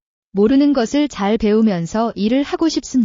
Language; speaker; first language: Korean; non-native, learner; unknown